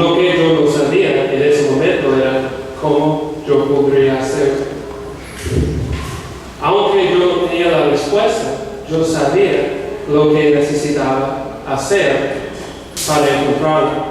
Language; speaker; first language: Spanish; non-native, fluent; English